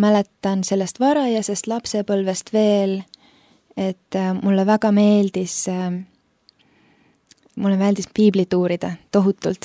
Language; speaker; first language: Estonian; early bilingual, other home language; Finnish